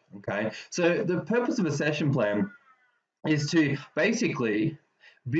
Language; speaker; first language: English; native; English